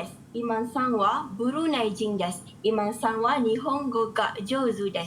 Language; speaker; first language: Japanese; non-native, learner; Malay